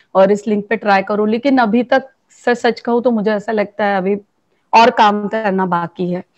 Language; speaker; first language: Hindi; native; Hindi